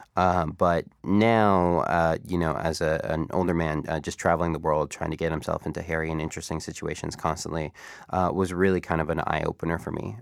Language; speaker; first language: English; native; English